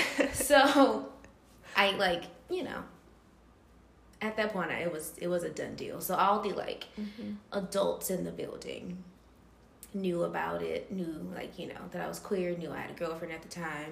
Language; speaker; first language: English; native; English